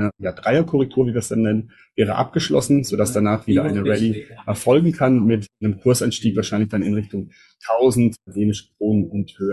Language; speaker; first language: German; native; German